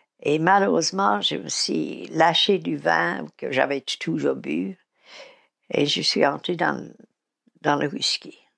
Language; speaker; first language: French; non-native, fluent; English